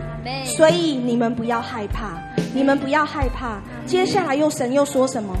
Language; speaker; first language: Chinese; native; Chinese